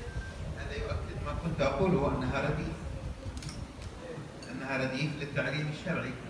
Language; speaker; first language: Arabic; native; Arabic